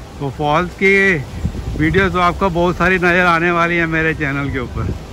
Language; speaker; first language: Hindi; native; Hindi